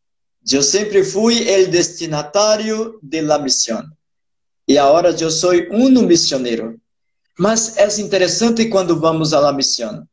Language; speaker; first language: Spanish; non-native, fluent; Portuguese